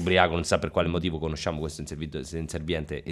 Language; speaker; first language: Italian; native; Italian